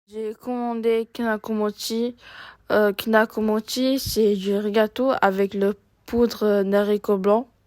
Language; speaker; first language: French; non-native, learner; Japanese